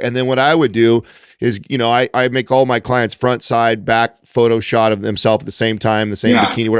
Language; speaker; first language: English; native; English